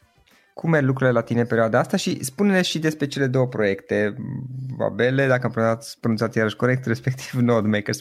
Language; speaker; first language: Romanian; native; Romanian